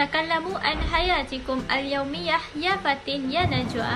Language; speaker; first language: Arabic; non-native, learner; Malay